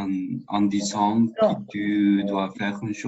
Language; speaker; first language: French; non-native, learner; Spanish